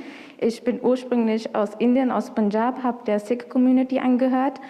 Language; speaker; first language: German; early bilingual, other home language; Punjabi